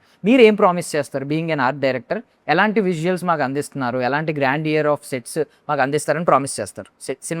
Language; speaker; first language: Telugu; native; Telugu